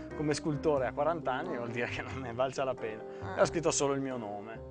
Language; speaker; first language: Italian; native; Italian